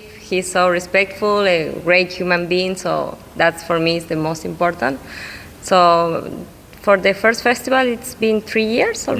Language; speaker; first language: English; non-native, learner; Spanish